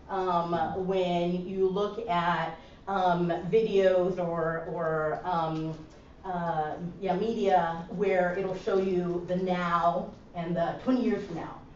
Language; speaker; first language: English; early bilingual, other home language; Spanish